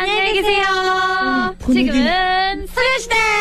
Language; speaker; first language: Korean; early bilingual, heritage; Korean